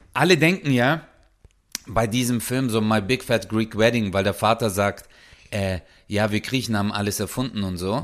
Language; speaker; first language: German; early bilingual, other home language; Turkish